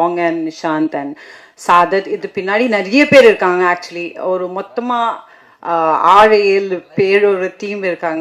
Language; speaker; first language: Tamil; non-native, fluent; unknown